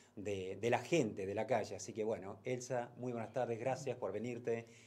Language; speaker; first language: Spanish; native; Spanish